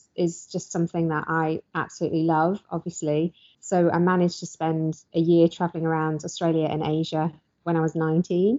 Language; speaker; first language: English; native; English